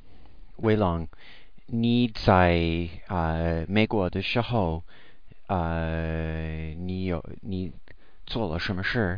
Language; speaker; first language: Chinese; non-native, learner; English